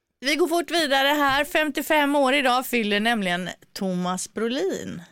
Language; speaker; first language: Swedish; native; Swedish